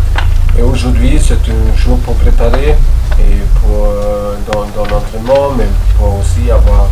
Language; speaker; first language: French; non-native, learner; German